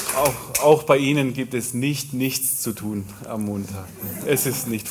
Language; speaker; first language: German; native; German